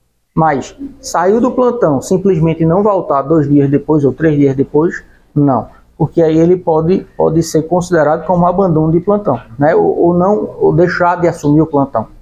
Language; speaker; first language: Portuguese; native; Portuguese